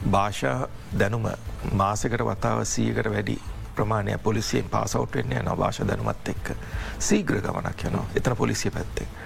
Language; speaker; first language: Sinhala; non-native, local second language; Tamil